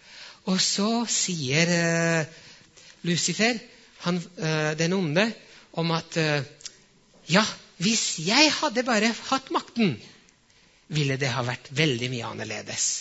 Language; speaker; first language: Norwegian; non-native, fluent; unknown